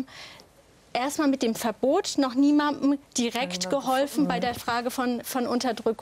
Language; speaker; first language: German; early bilingual, other home language; Turkish